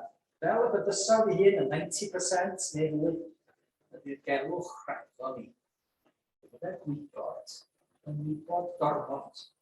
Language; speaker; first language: Welsh; native; Welsh